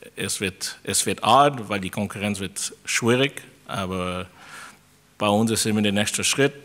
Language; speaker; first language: German; non-native, fluent; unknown